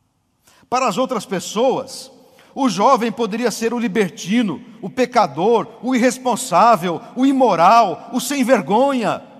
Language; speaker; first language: Portuguese; native; Portuguese